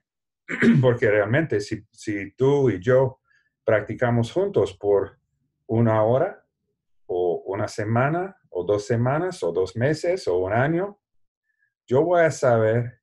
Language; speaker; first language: Spanish; non-native, learner; English